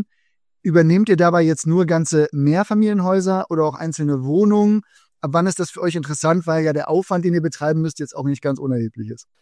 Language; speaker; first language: German; native; German